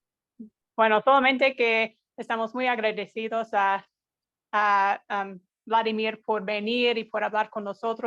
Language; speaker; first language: Spanish; non-native, fluent; English